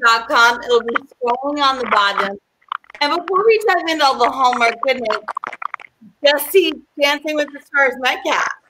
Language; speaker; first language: English; native; English